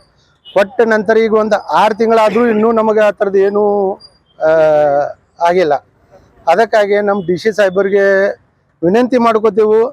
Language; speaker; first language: Kannada; native; Kannada